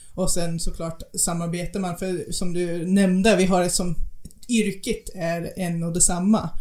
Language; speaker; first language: Swedish; non-native, fluent; English